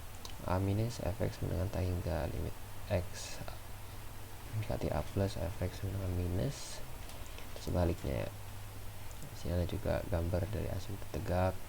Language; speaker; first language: Indonesian; native; Indonesian